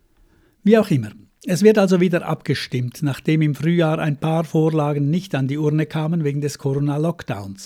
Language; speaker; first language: German; native; German